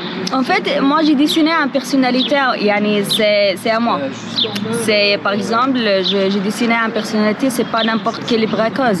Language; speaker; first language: French; non-native, learner; Arabic